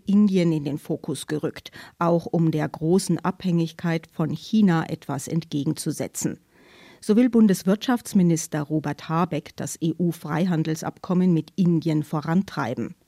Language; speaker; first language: German; native; German